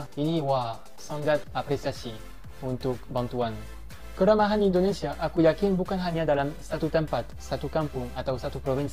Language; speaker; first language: Indonesian; non-native, fluent; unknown